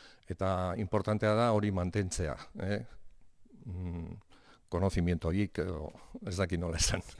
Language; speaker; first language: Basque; non-native, local second language; Spanish